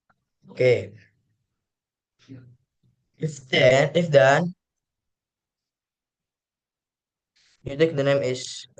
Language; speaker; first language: English; non-native, learner; Indonesian